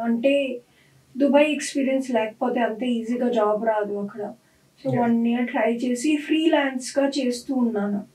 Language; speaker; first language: Telugu; non-native, local second language; Punjabi